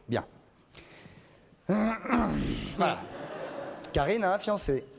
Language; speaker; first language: French; native; French